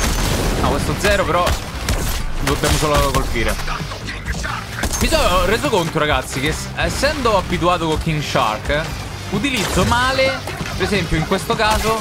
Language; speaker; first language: Italian; native; Italian